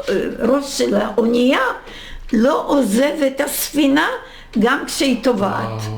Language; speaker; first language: Hebrew; non-native, fluent; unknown